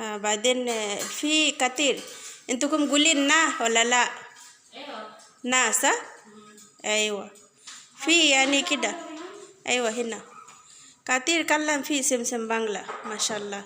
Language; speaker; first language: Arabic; non-native, learner; Bangla